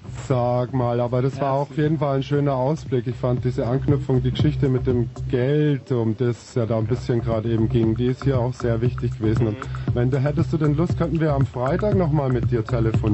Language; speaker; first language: German; native; German